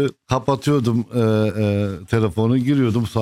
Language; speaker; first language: Turkish; non-native, fluent; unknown